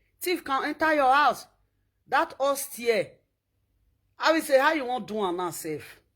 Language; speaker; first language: Nigerian Pidgin; native; Nigerian Pidgin